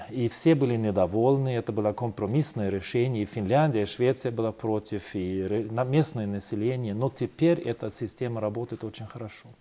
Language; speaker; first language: Russian; non-native, fluent; Swedish